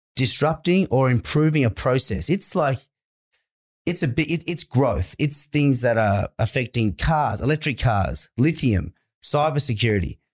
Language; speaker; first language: English; native; English